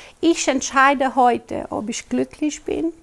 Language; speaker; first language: German; non-native, local second language; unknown